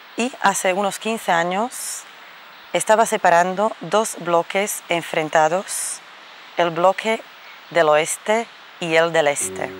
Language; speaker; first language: Spanish; non-native, fluent; Slovak